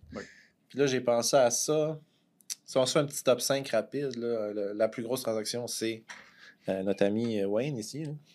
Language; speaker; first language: French; native; French